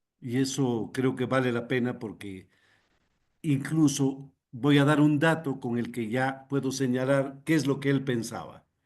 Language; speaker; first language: Spanish; native; Spanish